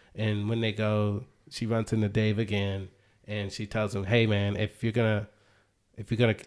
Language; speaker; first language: English; native; English